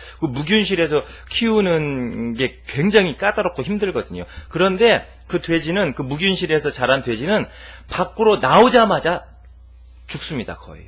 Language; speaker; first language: Korean; native; Korean